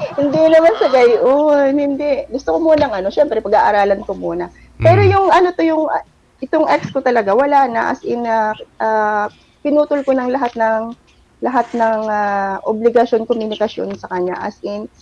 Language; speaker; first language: Filipino; native; Filipino